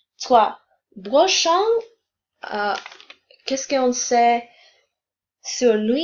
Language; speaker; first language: French; non-native, learner; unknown